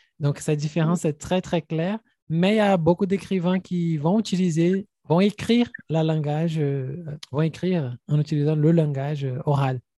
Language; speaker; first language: French; non-native, fluent; Portuguese